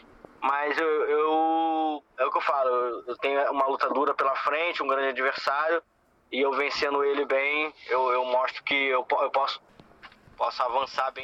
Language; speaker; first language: Portuguese; native; Portuguese